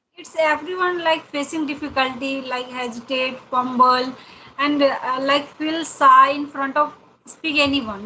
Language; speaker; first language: English; non-native, learner; Hindi